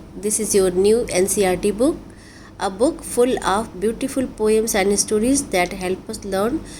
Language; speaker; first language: English; non-native, local second language; Hindi